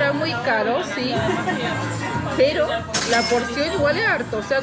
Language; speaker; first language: Spanish; native; Spanish